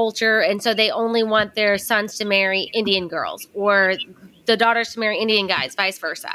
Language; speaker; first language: English; native; English